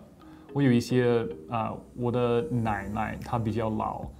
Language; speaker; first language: Chinese; non-native, fluent; English